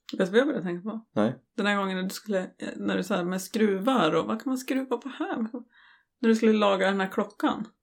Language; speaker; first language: Swedish; native; Swedish